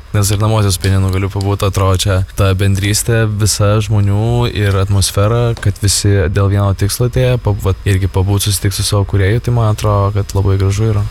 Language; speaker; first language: Lithuanian; native; Lithuanian